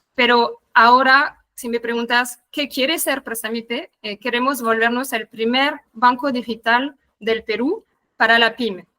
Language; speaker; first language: Spanish; non-native, fluent; French